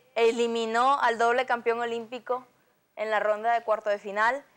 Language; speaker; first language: Spanish; native; Spanish